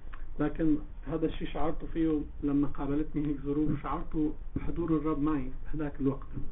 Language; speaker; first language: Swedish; non-native, learner; Arabic